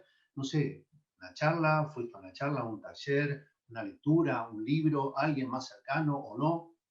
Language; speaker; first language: Spanish; native; Spanish